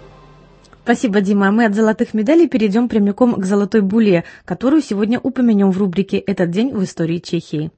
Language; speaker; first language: Russian; native; Russian